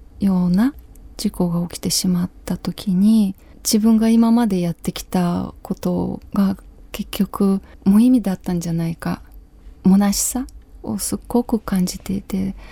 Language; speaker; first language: Japanese; non-native, fluent; Ukrainian